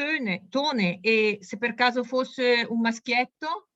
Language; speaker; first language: Italian; native; Italian